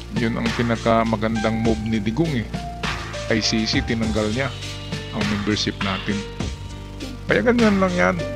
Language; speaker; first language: Filipino; non-native, local second language; Cebuano